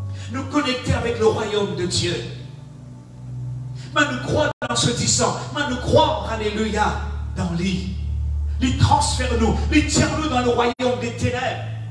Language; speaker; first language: French; non-native, local second language; Morisyen